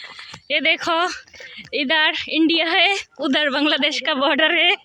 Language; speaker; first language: Hindi; non-native, local second language; Bangla